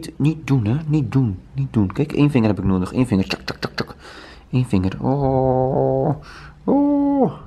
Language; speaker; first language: Dutch; early bilingual, other home language; Turkish